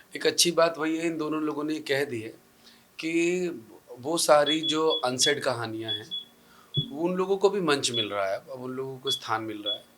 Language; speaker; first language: Hindi; native; Hindi